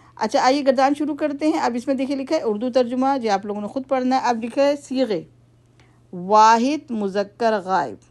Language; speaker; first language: Urdu; native; Urdu